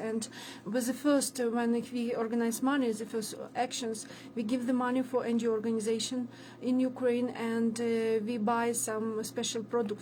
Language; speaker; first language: English; non-native, learner; Ukrainian